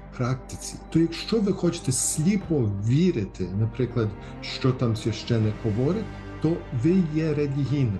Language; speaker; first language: Ukrainian; early bilingual, heritage; Ukrainian